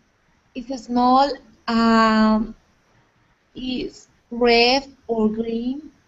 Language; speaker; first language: English; non-native, learner; Portuguese